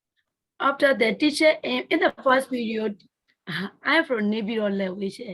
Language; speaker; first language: English; non-native, learner; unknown